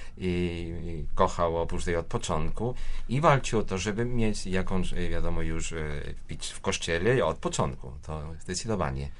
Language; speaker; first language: Polish; non-native, fluent; Spanish